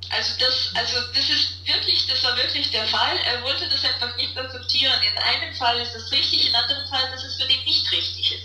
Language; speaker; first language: German; non-native, fluent; Russian